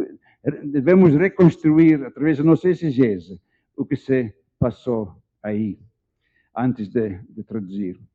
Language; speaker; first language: Portuguese; non-native, fluent; Dutch